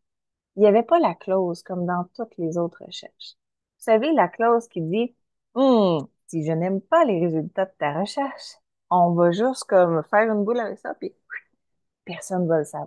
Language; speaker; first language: French; native; French